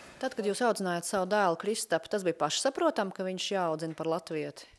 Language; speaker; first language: Latvian; native; Latvian